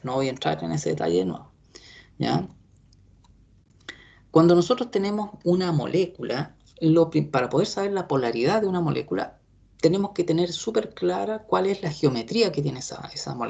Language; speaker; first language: Spanish; native; Spanish